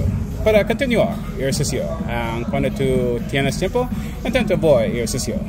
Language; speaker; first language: Spanish; non-native, learner; English